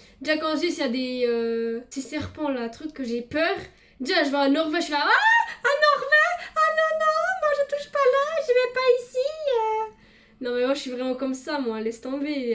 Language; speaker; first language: French; early bilingual, other home language; Portuguese